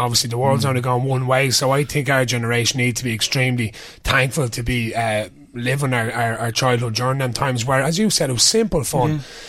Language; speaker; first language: English; native; English